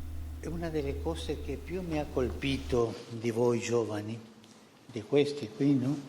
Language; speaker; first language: Italian; non-native, local second language; Spanish